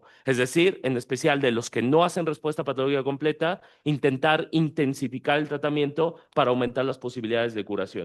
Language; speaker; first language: Spanish; native; Spanish